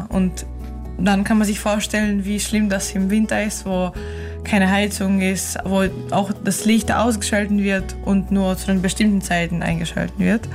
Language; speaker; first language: German; non-native, fluent; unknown